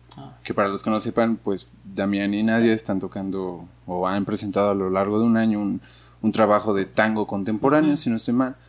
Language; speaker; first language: Spanish; native; Spanish